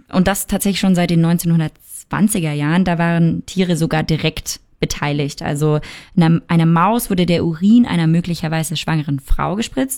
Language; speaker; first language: German; native; German